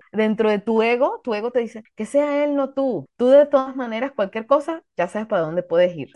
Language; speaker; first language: Spanish; native; Spanish